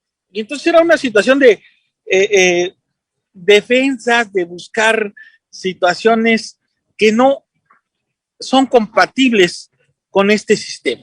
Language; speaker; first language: Spanish; native; Spanish